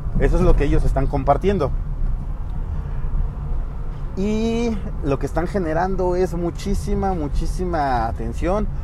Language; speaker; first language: Spanish; native; Spanish